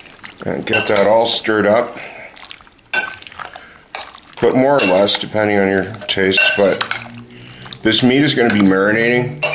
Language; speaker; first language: English; native; English